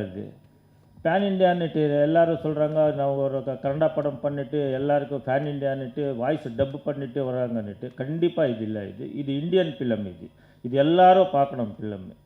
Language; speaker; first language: Tamil; non-native, learner; Kannada